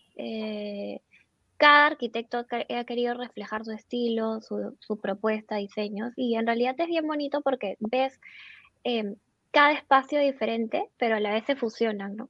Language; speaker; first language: Spanish; native; Spanish